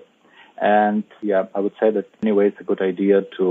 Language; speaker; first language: English; non-native, fluent; Uzbek